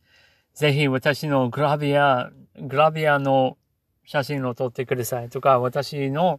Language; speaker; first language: Japanese; non-native, learner; English